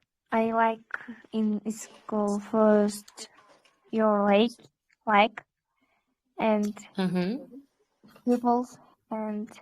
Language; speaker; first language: English; non-native, learner; Kyrgyz